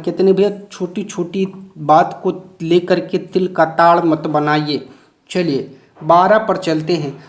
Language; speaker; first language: Hindi; native; Hindi